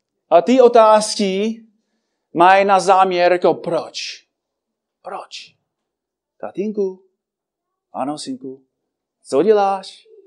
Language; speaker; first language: Czech; non-native, fluent; English